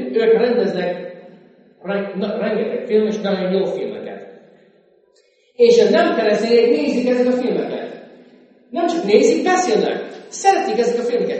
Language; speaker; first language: Hungarian; non-native, fluent; English